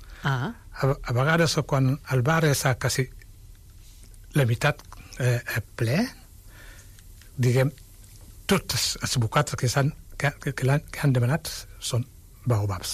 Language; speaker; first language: Catalan; non-native, fluent; Wolof